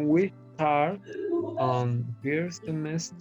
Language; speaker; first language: English; non-native, fluent; Spanish